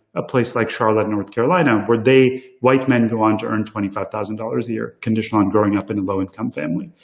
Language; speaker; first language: English; early bilingual, other home language; Tamil